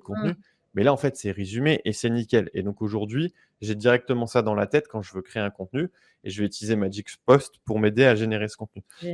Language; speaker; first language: French; native; French